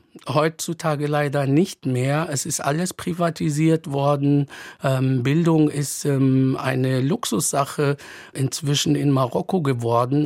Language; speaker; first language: German; non-native, fluent; Arabic